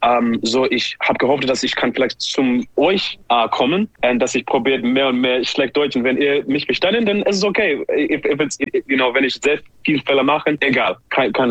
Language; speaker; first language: German; non-native, learner; English